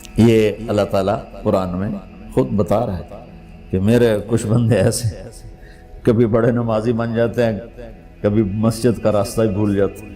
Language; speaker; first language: Urdu; non-native, local second language; Punjabi